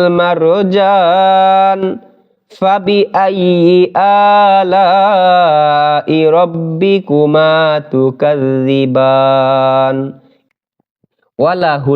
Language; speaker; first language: Bangla; native; Bangla